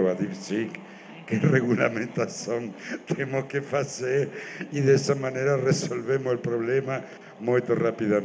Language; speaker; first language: Portuguese; non-native, fluent; Spanish